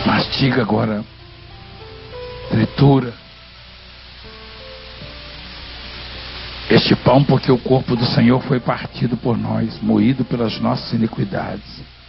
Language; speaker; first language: Portuguese; native; Portuguese